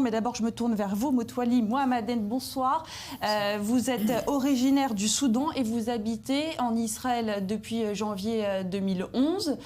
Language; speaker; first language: French; native; French